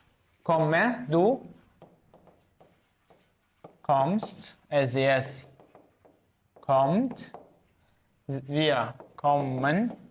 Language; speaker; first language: German; non-native, fluent; Azerbaijani